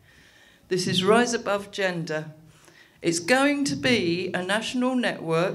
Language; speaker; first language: English; native; English